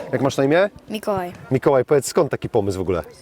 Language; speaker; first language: Polish; native; Polish